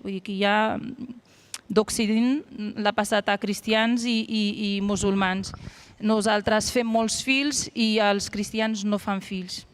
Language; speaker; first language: Catalan; non-native, fluent; Arabic